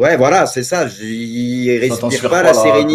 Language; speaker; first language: French; native; French